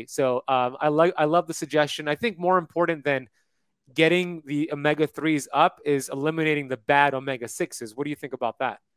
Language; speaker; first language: English; native; English